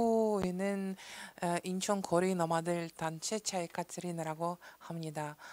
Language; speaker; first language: Korean; non-native, learner; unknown